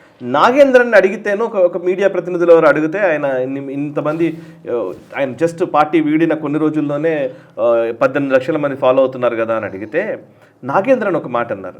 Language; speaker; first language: Telugu; native; Telugu